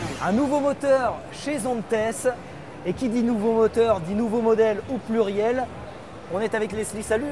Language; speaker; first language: French; native; French